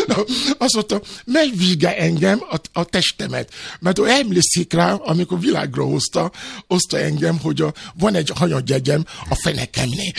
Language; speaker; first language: Hungarian; non-native, learner; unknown